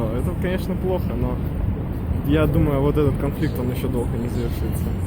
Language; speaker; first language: Russian; native; Russian